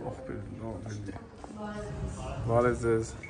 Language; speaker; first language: Russian; non-native, learner; Armenian